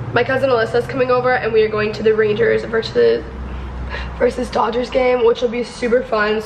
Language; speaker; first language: English; native; English